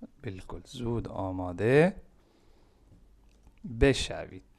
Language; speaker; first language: Persian; non-native, fluent; Urdu